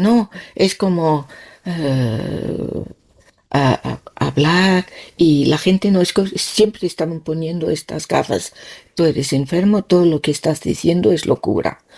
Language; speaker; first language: Spanish; non-native, learner; Danish